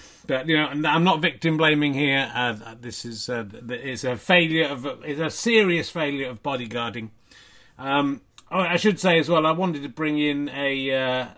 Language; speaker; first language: English; native; English